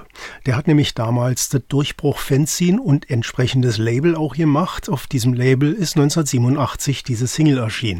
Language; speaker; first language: German; native; German